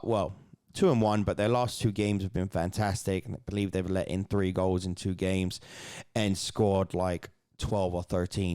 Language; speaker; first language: English; native; English